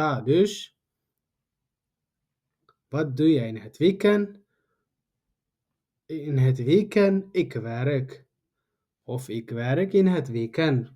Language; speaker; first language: Dutch; non-native, learner; Tigrinya